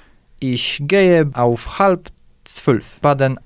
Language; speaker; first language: German; non-native, learner; Polish